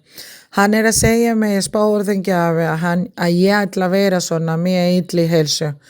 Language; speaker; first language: Icelandic; non-native, learner; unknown